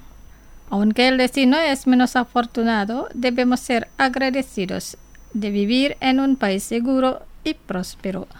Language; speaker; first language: Spanish; non-native, fluent; Indonesian